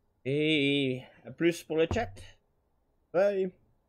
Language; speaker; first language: French; native; French